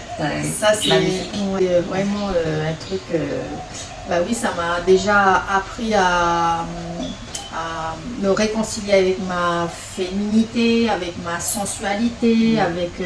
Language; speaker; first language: French; native; French